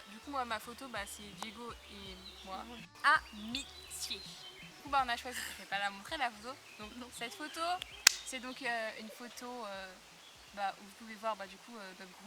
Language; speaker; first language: French; native; French